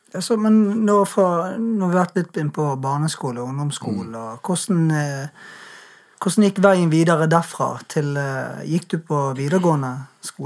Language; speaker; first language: Norwegian; native; Norwegian